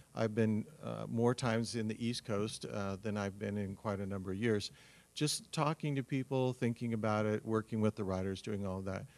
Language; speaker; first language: English; native; English